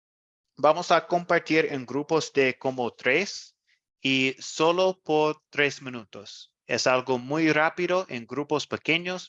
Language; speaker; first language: Spanish; non-native, fluent; English